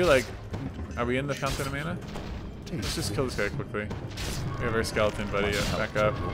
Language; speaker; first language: English; native; English